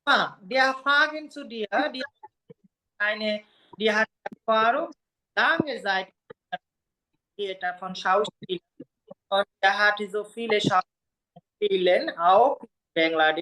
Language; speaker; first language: German; non-native, learner; Bangla